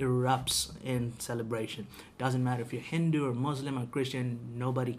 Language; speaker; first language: English; non-native, local second language; Tamil